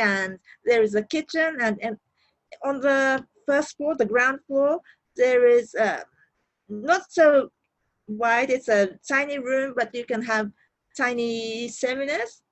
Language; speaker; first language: English; non-native, learner; Japanese